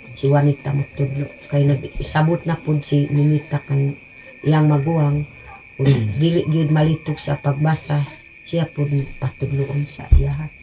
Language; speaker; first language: Cebuano; non-native, local second language; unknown